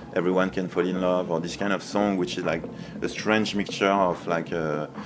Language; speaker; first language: English; non-native, fluent; French